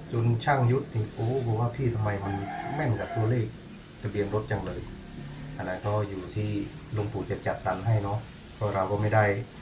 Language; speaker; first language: Thai; native; Thai